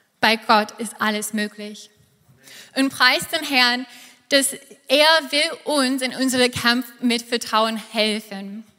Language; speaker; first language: German; non-native, fluent; English